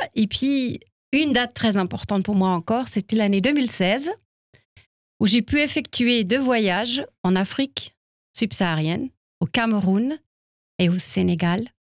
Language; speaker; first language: French; non-native, fluent; German